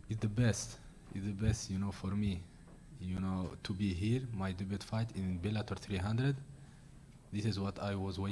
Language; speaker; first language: English; non-native, learner; Arabic